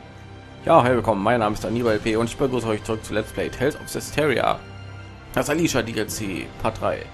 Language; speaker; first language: German; native; German